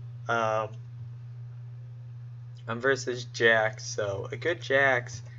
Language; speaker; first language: English; native; English